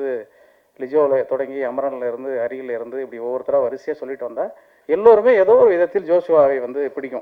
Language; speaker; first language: Tamil; native; Tamil